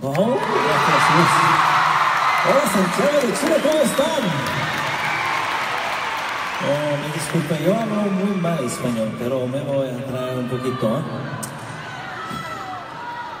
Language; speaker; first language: Spanish; non-native, learner; French